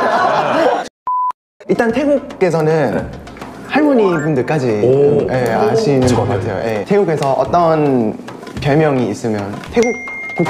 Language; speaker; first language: Korean; non-native, fluent; Thai